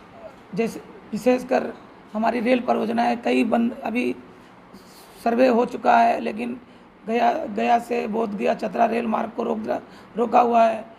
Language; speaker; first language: Hindi; native; Hindi